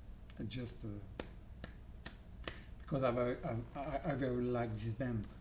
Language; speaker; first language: English; non-native, learner; French